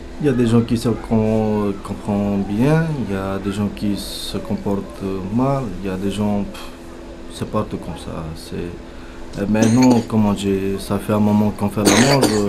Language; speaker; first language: French; non-native, learner; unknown